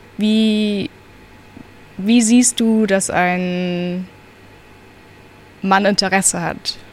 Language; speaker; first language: German; native; German